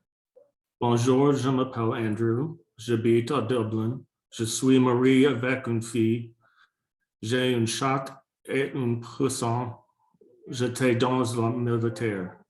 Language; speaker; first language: French; non-native, learner; English